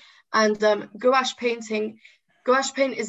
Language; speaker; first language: English; native; English